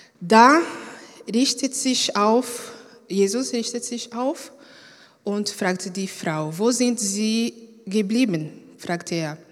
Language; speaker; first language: German; non-native, fluent; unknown